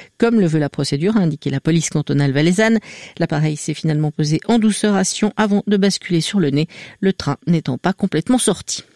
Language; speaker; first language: French; native; French